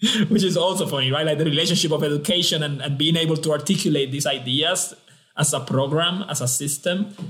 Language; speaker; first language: English; non-native, fluent; Spanish